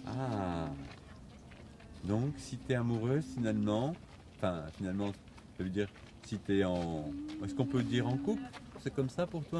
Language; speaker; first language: French; native; French